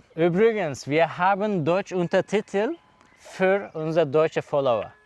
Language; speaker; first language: German; non-native, learner; Turkish